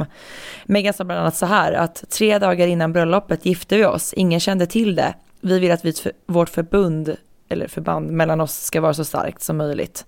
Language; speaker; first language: Swedish; native; Swedish